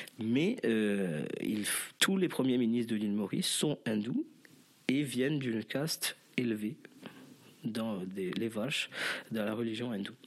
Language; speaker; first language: French; non-native, local second language; Morisyen